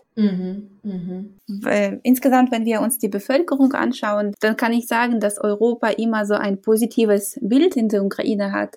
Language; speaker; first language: German; non-native, fluent; Ukrainian